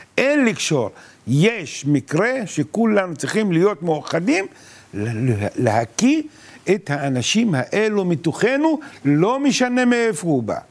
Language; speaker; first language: Hebrew; non-native, local second language; Arabic